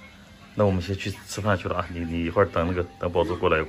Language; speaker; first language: Chinese; native; Chinese